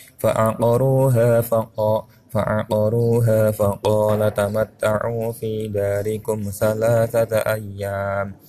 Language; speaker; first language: Arabic; non-native, learner; Javanese